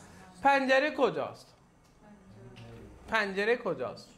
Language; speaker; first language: Persian; non-native, fluent; Urdu